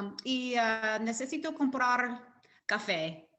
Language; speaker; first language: Spanish; non-native, learner; English